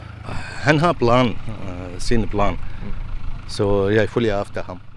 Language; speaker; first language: Danish; non-native, learner; Arabic